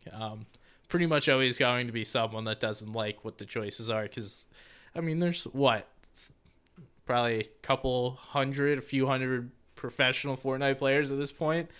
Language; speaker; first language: English; native; English